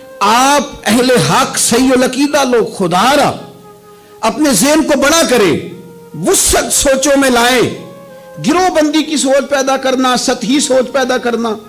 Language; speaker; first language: Urdu; non-native, local second language; Punjabi